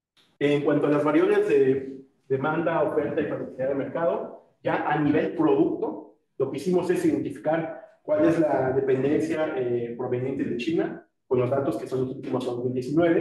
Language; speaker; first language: Spanish; native; Spanish